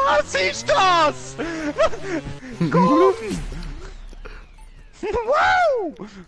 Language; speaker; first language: German; native; German